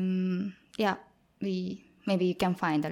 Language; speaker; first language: English; non-native, learner; Japanese